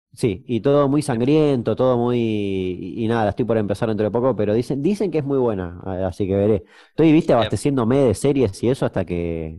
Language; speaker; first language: Spanish; native; Spanish